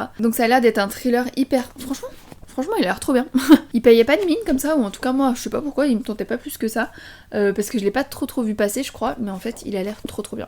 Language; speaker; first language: French; early bilingual, other home language; Vietnamese